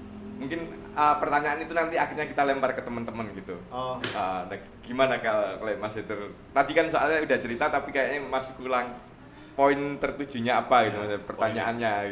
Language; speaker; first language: Indonesian; non-native, local second language; Javanese